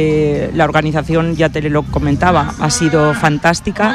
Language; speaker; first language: Spanish; native; Spanish